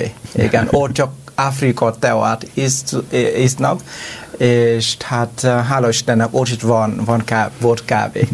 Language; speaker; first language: Hungarian; non-native, learner; Vietnamese